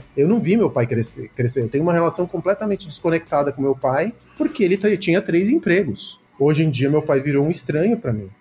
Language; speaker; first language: Portuguese; early bilingual, other home language; Spanish